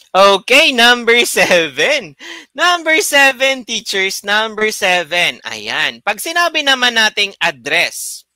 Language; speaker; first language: Filipino; native; Filipino